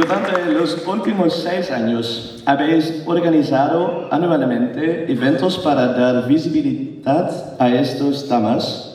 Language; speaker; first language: Spanish; non-native, learner; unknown